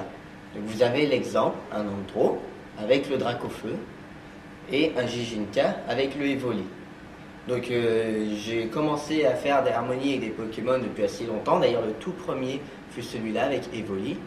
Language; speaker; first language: French; native; French